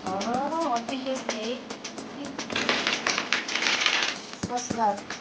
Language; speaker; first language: English; non-native, local second language; Filipino